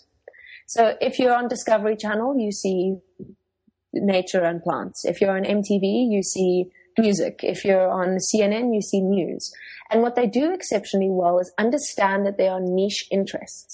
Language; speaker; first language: English; non-native, local second language; Afrikaans